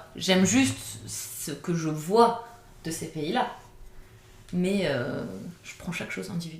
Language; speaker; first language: French; native; French